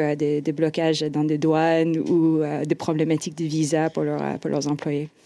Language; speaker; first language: French; non-native, fluent; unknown